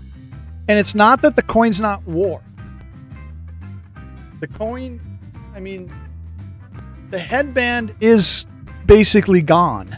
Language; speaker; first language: English; native; English